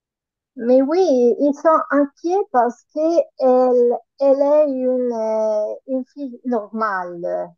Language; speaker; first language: French; non-native, learner; Italian